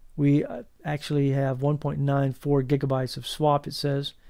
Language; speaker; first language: English; native; English